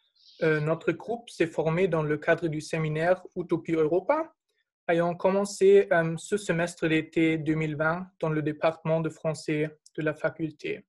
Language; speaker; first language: French; non-native, fluent; German